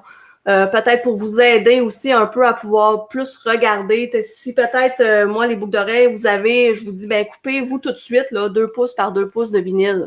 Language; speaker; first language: French; native; French